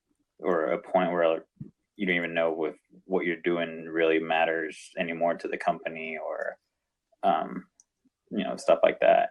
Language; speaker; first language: English; non-native, local second language; Spanish